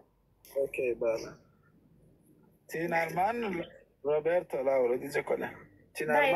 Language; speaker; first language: Russian; non-native, learner; Turkmen